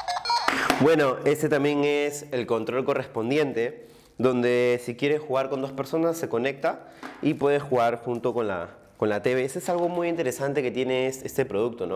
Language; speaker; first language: Spanish; native; Spanish